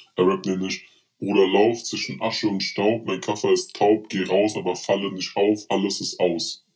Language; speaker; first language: German; early bilingual, other home language; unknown